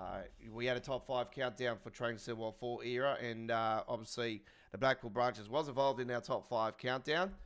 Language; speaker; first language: English; native; English